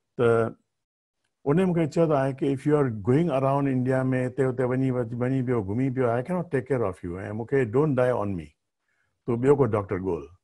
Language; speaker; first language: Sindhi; early bilingual, heritage; Sindhi